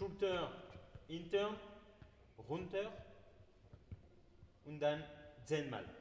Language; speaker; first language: German; non-native, learner; French